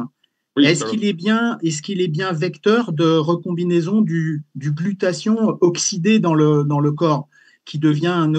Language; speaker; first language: French; native; French